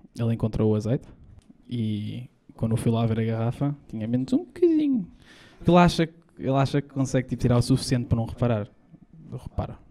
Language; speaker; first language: Portuguese; native; Portuguese